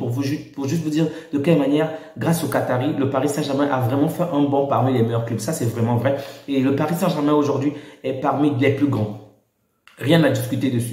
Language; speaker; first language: French; native; French